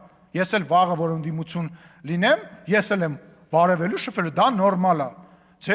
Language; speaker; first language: Armenian; native; Armenian